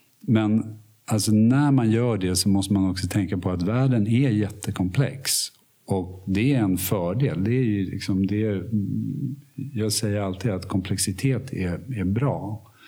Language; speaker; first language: Swedish; native; Swedish